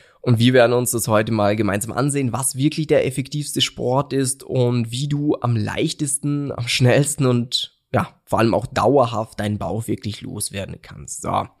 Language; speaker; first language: German; native; German